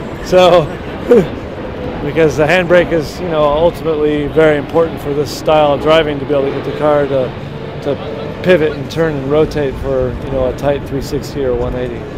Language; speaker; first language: English; native; English